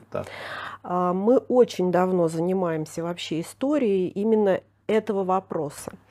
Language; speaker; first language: Russian; native; Russian